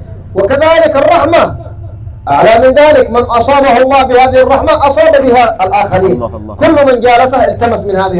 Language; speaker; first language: Arabic; native; Arabic